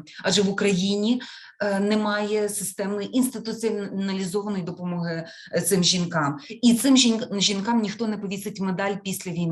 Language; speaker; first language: Ukrainian; native; Ukrainian